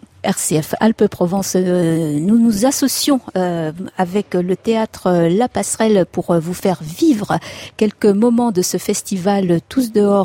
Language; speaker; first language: French; native; French